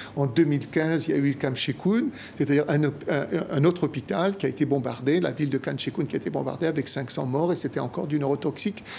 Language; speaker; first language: French; native; French